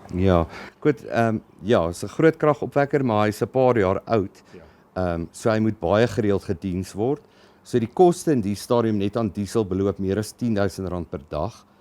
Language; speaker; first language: Afrikaans; native; Afrikaans